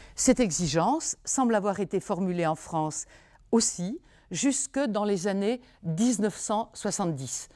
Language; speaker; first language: French; native; French